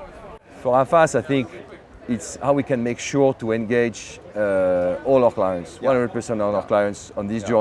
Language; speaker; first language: English; non-native, fluent; French